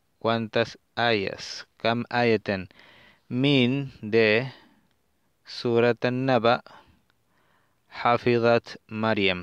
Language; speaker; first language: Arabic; non-native, fluent; Spanish